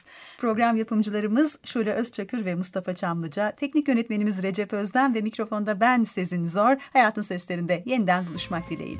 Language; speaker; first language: Turkish; native; Turkish